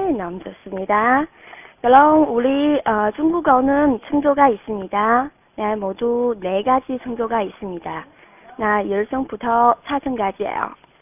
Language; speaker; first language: Korean; non-native, fluent; Chinese